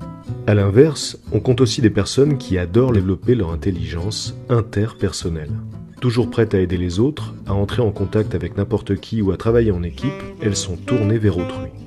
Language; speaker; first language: French; native; French